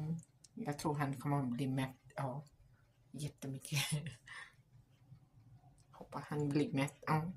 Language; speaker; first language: Swedish; non-native, learner; Thai